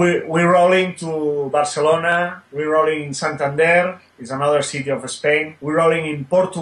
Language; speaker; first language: English; non-native, learner; Spanish